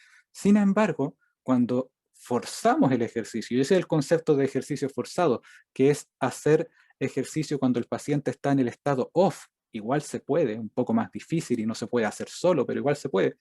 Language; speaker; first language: Spanish; native; Spanish